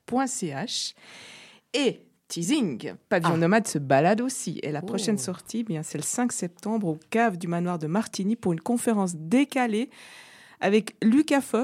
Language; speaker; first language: French; native; French